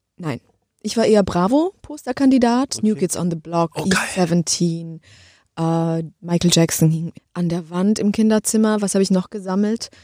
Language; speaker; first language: German; early bilingual, other home language; Polish